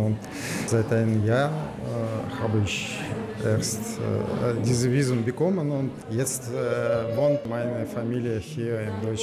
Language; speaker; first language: German; non-native, learner; Russian